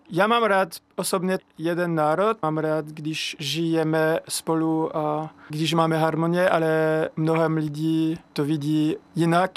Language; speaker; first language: Czech; non-native, fluent; French